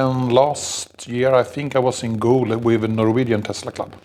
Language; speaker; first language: English; non-native, fluent; Swedish